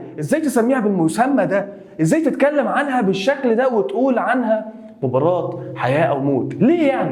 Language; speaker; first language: Arabic; native; Arabic